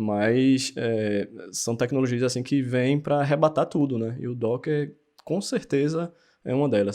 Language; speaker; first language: Portuguese; native; Portuguese